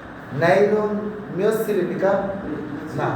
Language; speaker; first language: Korean; non-native, learner; Bangla